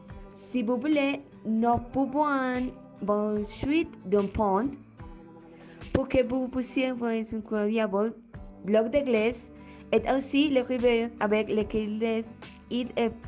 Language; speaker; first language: French; non-native, learner; Spanish